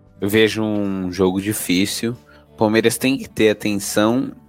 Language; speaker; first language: Portuguese; native; Portuguese